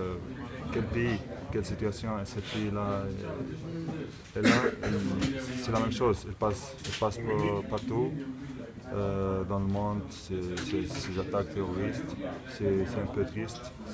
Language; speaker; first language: French; non-native, local second language; Arabic